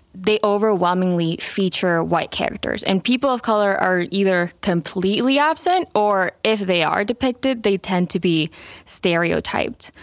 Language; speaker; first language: English; non-native, fluent; Spanish